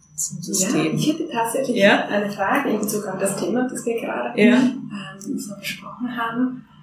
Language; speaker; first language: German; native; German